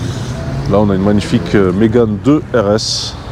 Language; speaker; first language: French; native; French